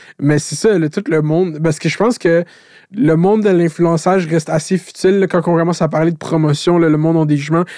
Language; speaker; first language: French; native; French